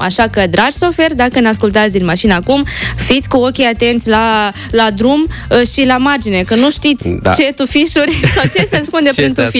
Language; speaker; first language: Romanian; native; Romanian